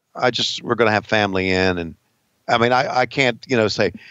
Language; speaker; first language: English; native; English